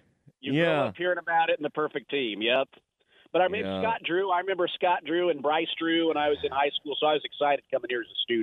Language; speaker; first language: English; native; English